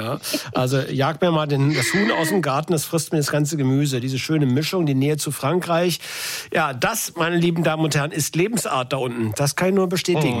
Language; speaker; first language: German; native; German